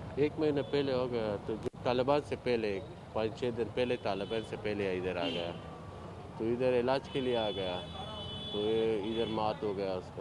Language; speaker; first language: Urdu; non-native, learner; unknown